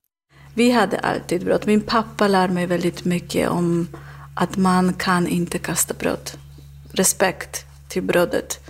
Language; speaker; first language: Swedish; non-native, learner; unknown